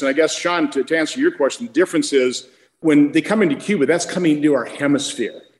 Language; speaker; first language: English; native; English